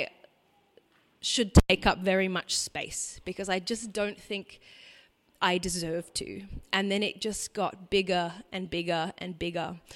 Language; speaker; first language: English; native; English